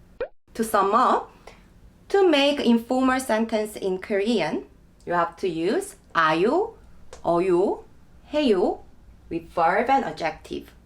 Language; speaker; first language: English; non-native, fluent; Korean